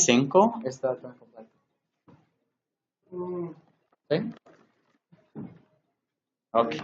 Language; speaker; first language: Spanish; non-native, learner; English